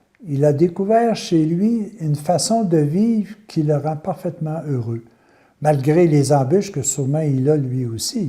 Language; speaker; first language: French; native; French